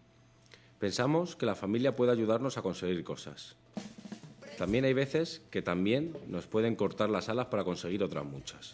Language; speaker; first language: Spanish; native; Spanish